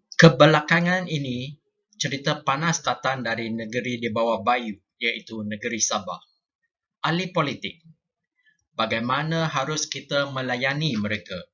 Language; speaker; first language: Malay; non-native, local second language; Chinese